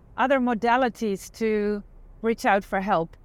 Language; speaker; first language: English; non-native, fluent; Dutch